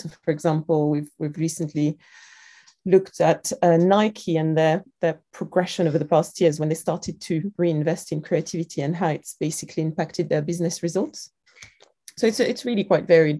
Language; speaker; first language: English; non-native, fluent; French